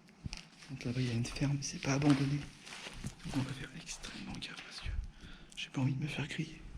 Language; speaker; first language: French; native; French